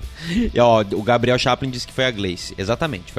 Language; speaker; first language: Portuguese; native; Portuguese